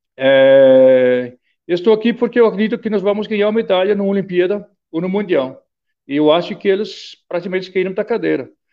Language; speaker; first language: Portuguese; non-native, fluent; Danish